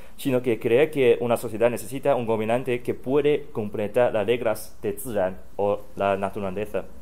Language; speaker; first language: Spanish; non-native, fluent; Chinese